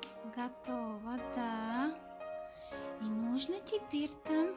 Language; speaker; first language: Russian; non-native, fluent; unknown